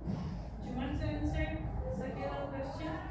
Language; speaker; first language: English; non-native, fluent; Indonesian